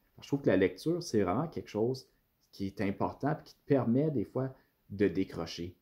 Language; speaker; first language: French; native; French